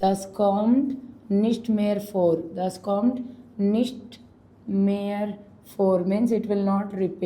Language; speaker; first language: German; non-native, learner; Hindi